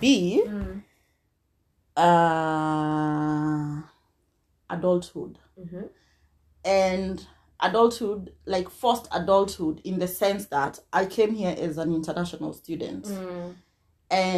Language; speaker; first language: English; non-native, local second language; Kikuyu